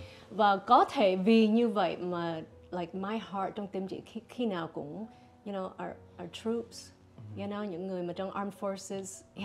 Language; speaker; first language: Vietnamese; early bilingual, heritage; Vietnamese